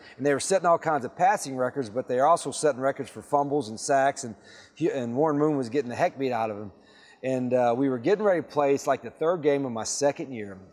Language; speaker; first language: English; native; English